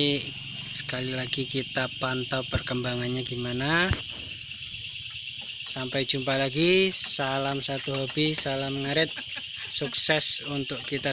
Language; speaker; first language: Indonesian; native; Indonesian